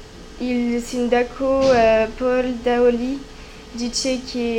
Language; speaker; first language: Italian; non-native, learner; French